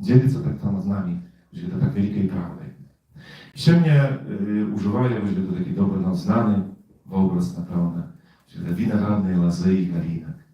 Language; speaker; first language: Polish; non-native, learner; Russian